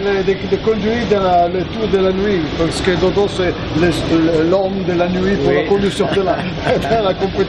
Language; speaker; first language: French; non-native, learner; Italian